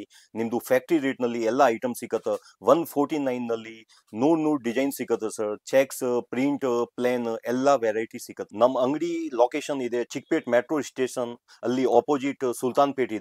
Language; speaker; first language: Kannada; non-native, local second language; Telugu